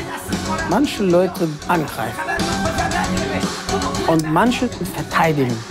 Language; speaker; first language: German; non-native, learner; Persian